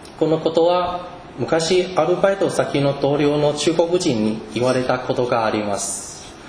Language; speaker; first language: Japanese; non-native, fluent; Chinese